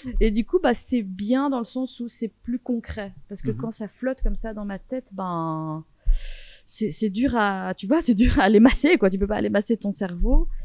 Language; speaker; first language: French; early bilingual, other home language; Persian